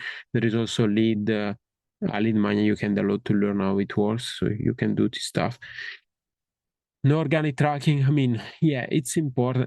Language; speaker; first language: English; non-native, fluent; Italian